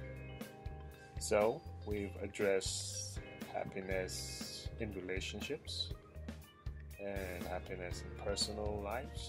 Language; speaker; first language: English; non-native, local second language; Krio